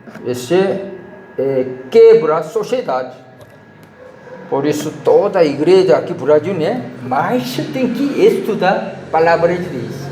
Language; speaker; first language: Portuguese; non-native, learner; Korean